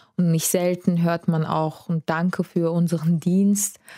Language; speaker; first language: German; non-native, fluent; Azerbaijani